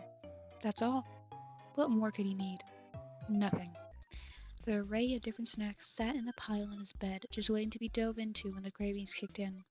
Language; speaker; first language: English; native; English